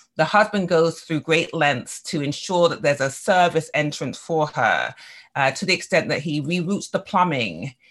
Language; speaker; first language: English; native; English